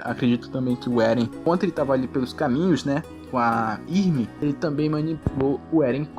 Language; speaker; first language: Portuguese; native; Portuguese